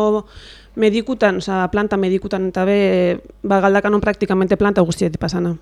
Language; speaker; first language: Basque; native; Basque